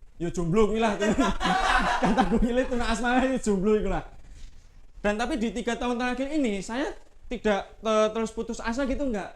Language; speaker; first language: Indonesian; native; Indonesian